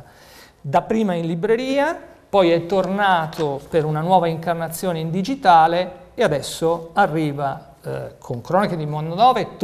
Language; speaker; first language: Italian; native; Italian